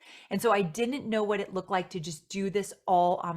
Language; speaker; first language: English; native; English